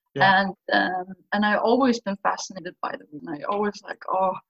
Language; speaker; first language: English; non-native, fluent; Faroese